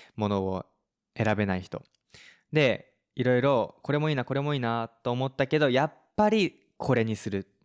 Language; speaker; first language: Japanese; native; Japanese